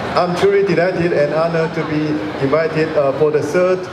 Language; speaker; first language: English; non-native, fluent; Chinese